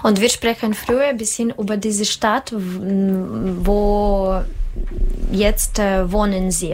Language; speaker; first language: German; non-native, learner; Russian